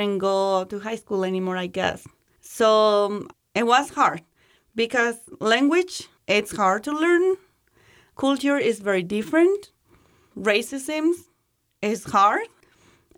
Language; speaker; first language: English; non-native, learner; Spanish